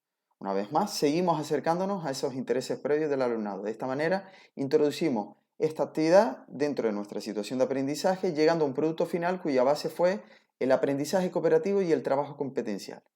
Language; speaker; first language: Spanish; native; Spanish